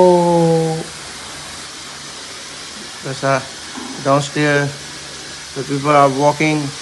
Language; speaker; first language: English; non-native, learner; Urdu